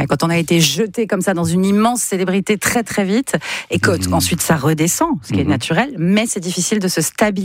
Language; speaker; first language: French; native; French